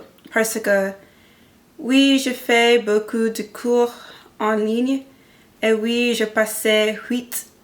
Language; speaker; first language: French; non-native, learner; English